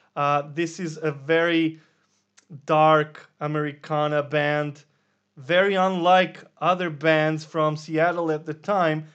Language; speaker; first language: English; non-native, fluent; Serbian